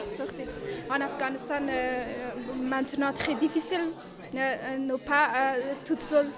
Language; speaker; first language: French; non-native, learner; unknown